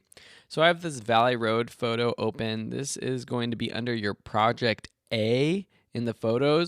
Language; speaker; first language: English; native; English